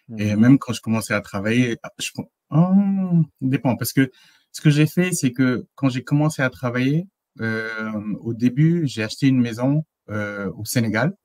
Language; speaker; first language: French; native; French